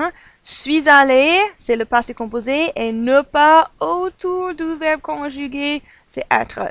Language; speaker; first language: French; non-native, fluent; English